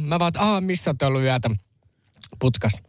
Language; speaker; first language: Finnish; native; Finnish